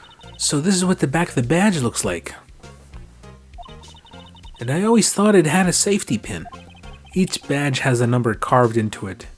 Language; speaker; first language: English; native; English